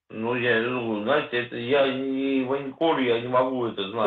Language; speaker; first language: Russian; native; Russian